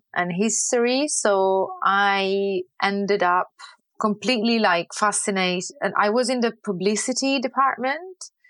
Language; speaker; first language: English; non-native, fluent; Italian